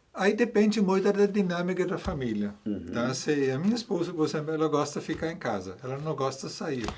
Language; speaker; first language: Portuguese; non-native, fluent; German